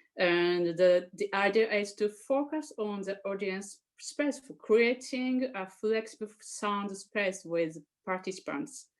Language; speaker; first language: English; non-native, fluent; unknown